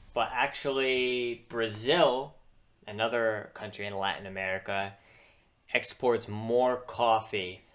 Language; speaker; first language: English; native; English